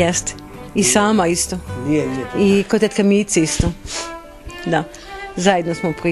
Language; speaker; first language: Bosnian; non-native, learner; French